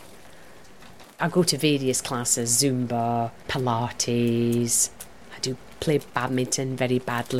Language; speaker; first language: English; native; English